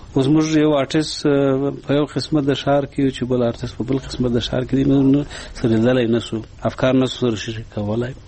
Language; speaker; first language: Pashto; non-native, local second language; Persian